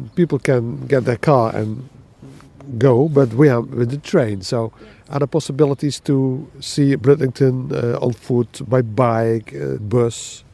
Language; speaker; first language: English; non-native, fluent; Dutch